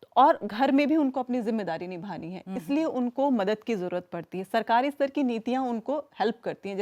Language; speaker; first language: Hindi; native; Hindi